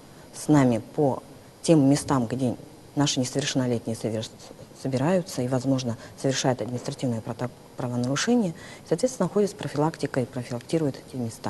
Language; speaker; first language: Russian; native; Russian